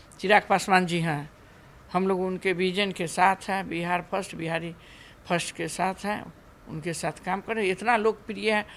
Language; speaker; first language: Hindi; native; Hindi